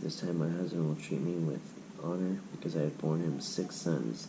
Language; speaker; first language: English; native; English